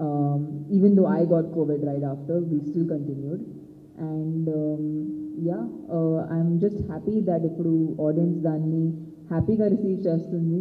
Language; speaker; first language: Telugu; non-native, local second language; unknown